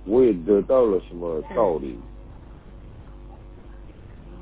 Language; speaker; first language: Chinese; non-native, learner; Korean